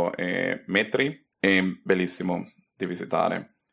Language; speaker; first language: Italian; non-native, fluent; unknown